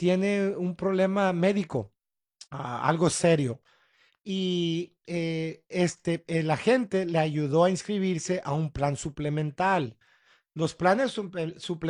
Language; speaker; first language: Spanish; early bilingual, heritage; Spanish